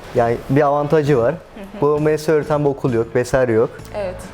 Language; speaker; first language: Turkish; native; Turkish